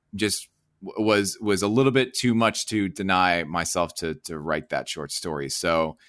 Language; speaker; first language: English; native; English